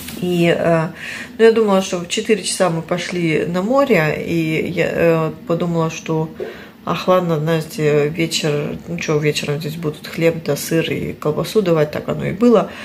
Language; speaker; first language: Russian; early bilingual, heritage; Russian